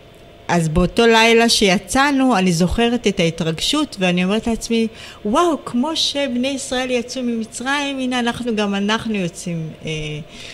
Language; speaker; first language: Hebrew; early bilingual, other home language; Amharic